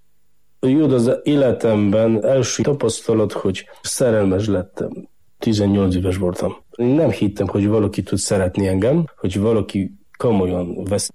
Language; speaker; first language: Hungarian; non-native, fluent; Polish